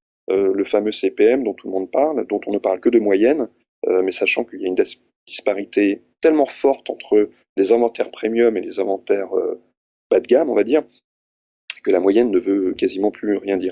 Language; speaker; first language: French; native; French